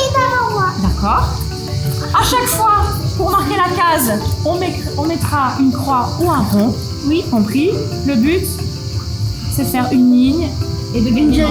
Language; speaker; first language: French; native; French